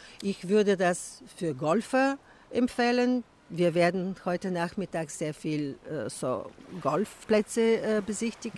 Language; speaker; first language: German; non-native, fluent; Bulgarian